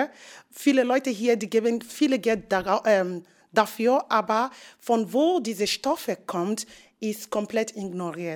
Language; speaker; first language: German; non-native, learner; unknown